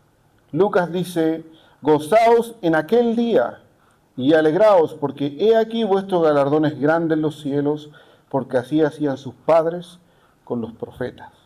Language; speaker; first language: Spanish; native; Spanish